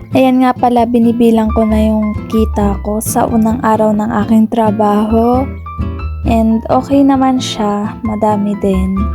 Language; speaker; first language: Filipino; native; Filipino